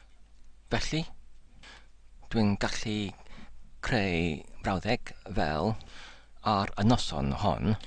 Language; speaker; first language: Welsh; non-native, learner; English